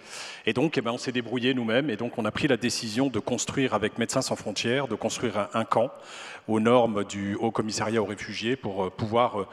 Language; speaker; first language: French; native; French